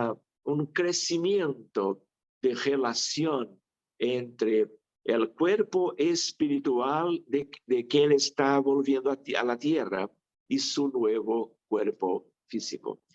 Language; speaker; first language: Spanish; non-native, fluent; Portuguese